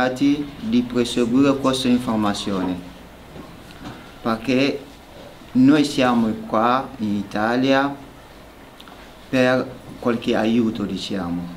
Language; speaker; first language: Italian; non-native, learner; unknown